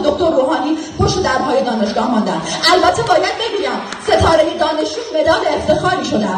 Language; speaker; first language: Persian; non-native, local second language; Kurdish